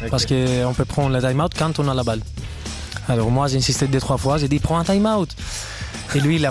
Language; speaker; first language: French; non-native, fluent; Greek